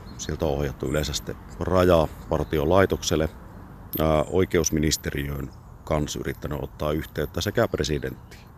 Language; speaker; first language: Finnish; native; Finnish